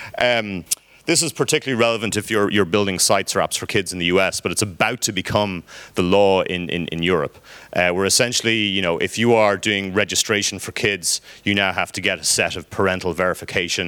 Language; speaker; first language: English; native; English